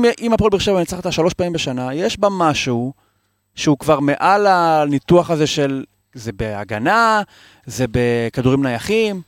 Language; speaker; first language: Hebrew; native; Hebrew